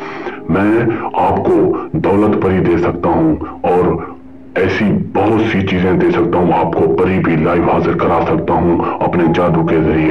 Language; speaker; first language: Urdu; native; Urdu